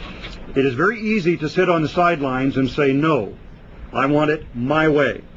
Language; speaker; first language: English; native; English